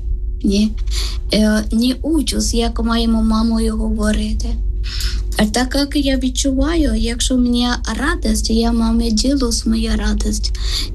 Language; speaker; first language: Ukrainian; non-native, learner; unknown